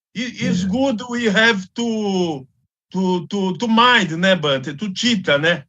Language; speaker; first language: English; non-native, learner; Portuguese